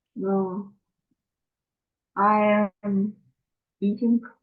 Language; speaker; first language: English; non-native, learner; Russian